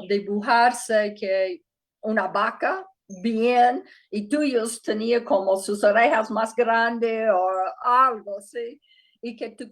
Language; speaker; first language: Spanish; non-native, fluent; English